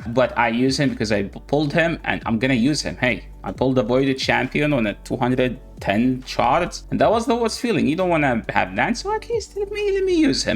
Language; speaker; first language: English; non-native, fluent; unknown